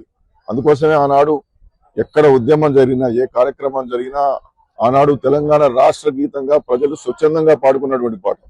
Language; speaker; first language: Telugu; native; Telugu